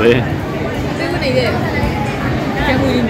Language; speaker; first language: Spanish; non-native, fluent; French